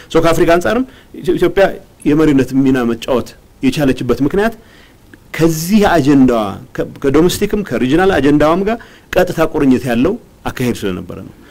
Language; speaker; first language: Amharic; non-native, local second language; Tigrinya